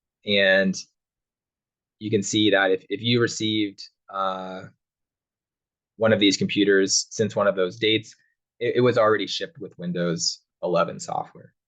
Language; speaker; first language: English; native; English